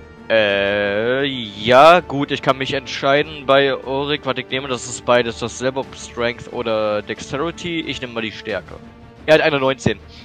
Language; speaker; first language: German; native; German